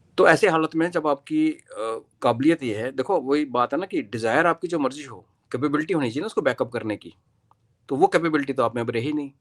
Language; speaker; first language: Hindi; non-native, local second language; Kashmiri